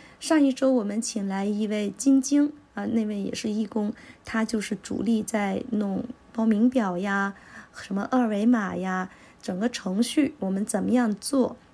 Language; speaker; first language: Chinese; non-native, local second language; Cantonese